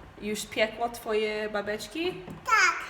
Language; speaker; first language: Polish; non-native, learner; English